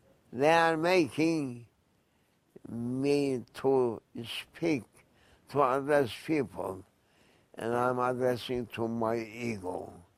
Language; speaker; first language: English; non-native, fluent; Turkish